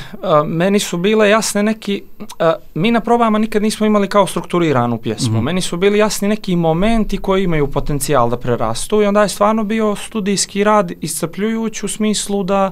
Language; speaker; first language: Serbian; native; Serbian